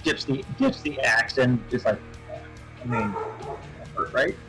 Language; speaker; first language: English; native; English